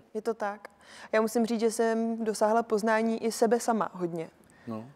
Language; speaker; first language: Czech; native; Czech